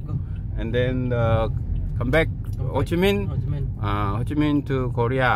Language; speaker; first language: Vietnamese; non-native, learner; Korean